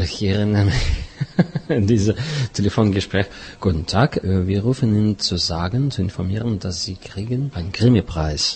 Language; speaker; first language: German; non-native, fluent; Russian